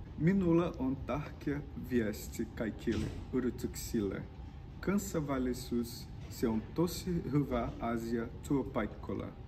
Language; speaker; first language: Finnish; non-native, learner; Portuguese